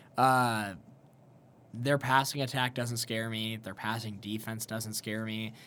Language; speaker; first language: English; native; English